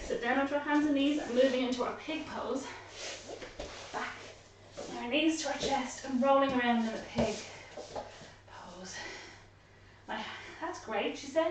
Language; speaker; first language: English; native; English